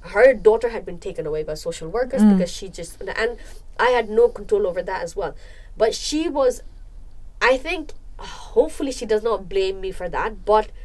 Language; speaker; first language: English; non-native, local second language; Nepali